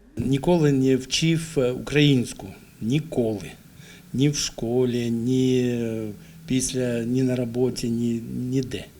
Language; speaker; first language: Ukrainian; non-native, local second language; Russian